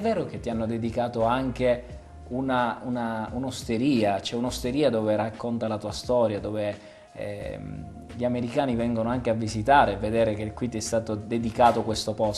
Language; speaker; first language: Italian; native; Italian